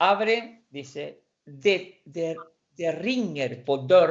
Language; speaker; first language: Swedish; non-native, fluent; Spanish